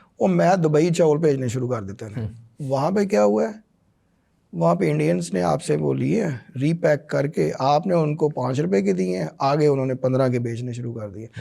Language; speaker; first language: Urdu; non-native, local second language; Punjabi